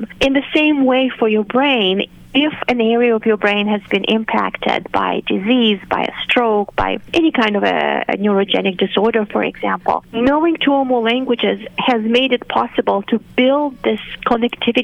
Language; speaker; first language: English; non-native, fluent; Romanian